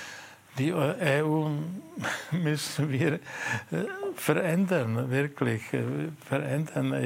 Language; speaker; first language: German; non-native, fluent; Czech